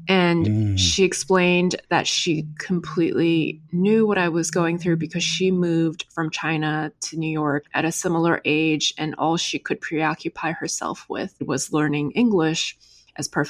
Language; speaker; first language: English; early bilingual, other home language; Chinese